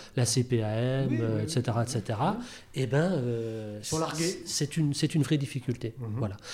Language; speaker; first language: French; native; French